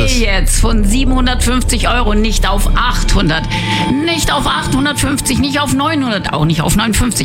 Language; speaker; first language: German; native; German